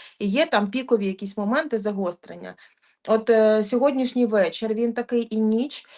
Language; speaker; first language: Ukrainian; non-native, local second language; Russian